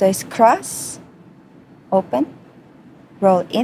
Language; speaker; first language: English; non-native, fluent; Russian